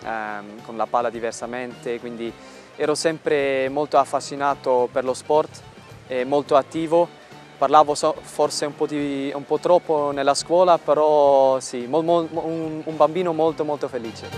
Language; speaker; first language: Italian; non-native, fluent; German